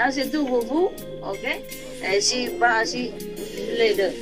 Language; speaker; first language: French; non-native, learner; Vietnamese